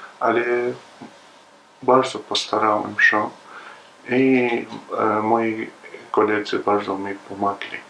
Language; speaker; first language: Polish; non-native, learner; Arabic